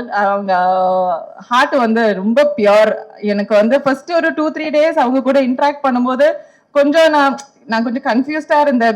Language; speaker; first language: Tamil; non-native, local second language; Malayalam